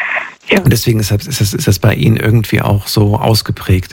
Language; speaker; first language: German; native; German